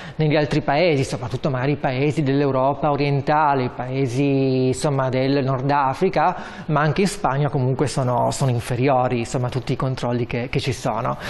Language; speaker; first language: Italian; native; Italian